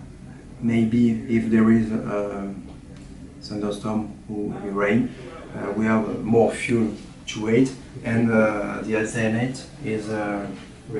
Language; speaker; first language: English; non-native, learner; French